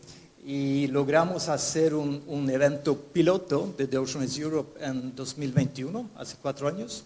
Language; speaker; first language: Spanish; non-native, fluent; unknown